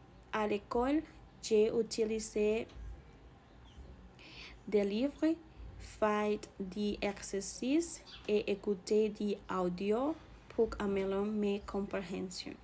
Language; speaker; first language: French; non-native, learner; Spanish